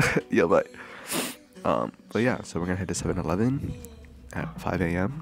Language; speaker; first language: English; native; English